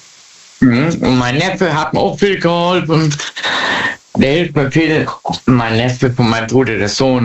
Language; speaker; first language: German; native; German